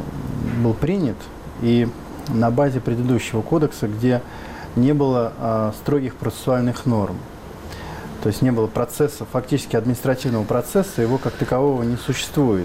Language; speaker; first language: Russian; native; Russian